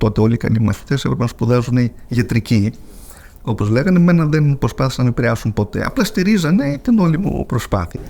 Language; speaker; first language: Greek; early bilingual, heritage; Greek